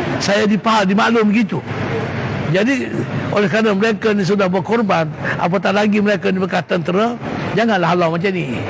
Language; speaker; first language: Malay; native; Malay